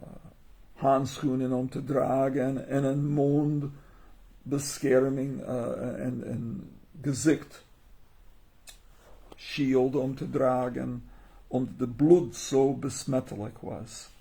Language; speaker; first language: Dutch; non-native, learner; English